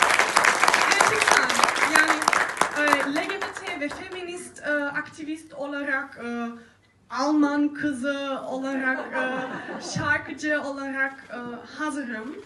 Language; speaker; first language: Turkish; non-native, learner; German